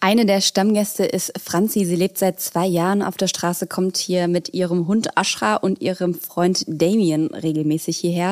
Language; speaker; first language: German; native; German